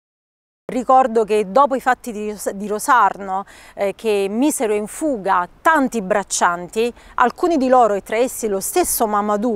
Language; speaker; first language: Italian; native; Italian